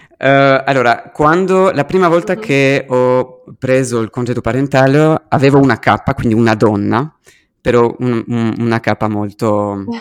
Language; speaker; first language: Italian; early bilingual, heritage; French